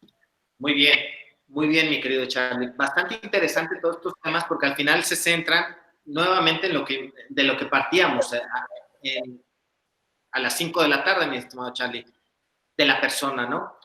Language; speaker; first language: Spanish; native; Spanish